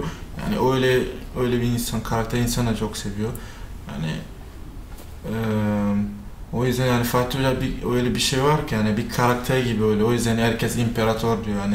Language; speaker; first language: Turkish; non-native, fluent; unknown